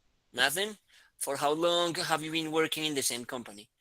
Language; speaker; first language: English; non-native, fluent; Spanish